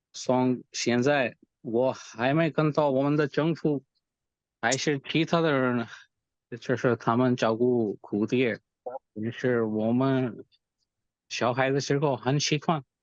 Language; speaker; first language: Chinese; non-native, learner; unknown